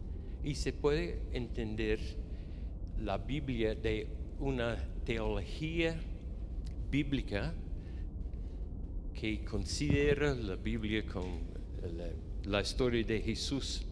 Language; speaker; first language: Spanish; non-native, fluent; English